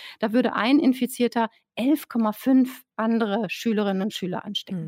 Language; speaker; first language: German; native; German